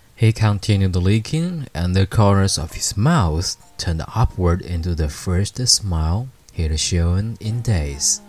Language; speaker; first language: English; non-native, fluent; Chinese